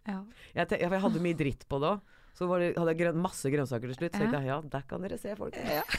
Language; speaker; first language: Norwegian; early bilingual, other home language; Persian